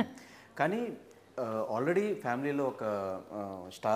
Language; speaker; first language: Telugu; native; Telugu